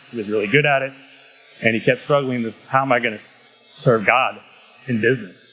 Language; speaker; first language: English; native; English